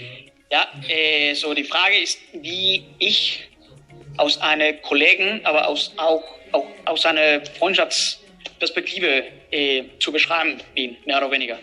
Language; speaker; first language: German; non-native, fluent; Spanish